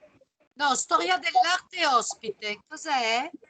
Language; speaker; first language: Italian; non-native, fluent; French